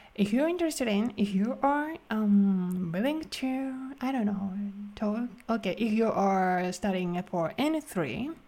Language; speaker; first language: English; non-native, fluent; Japanese